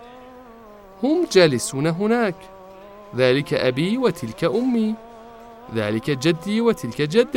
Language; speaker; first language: Arabic; non-native, fluent; Persian